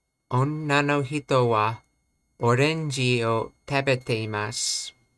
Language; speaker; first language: Japanese; non-native, learner; English